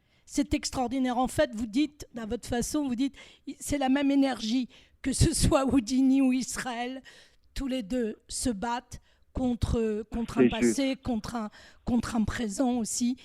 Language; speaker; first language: French; native; French